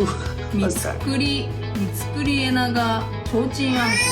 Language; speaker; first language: Japanese; native; Japanese